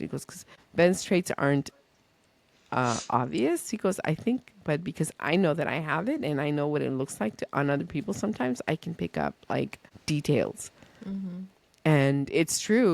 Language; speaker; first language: English; early bilingual, other home language; Spanish